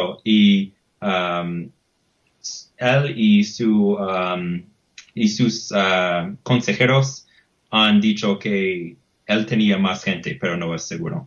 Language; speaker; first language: Spanish; non-native, fluent; English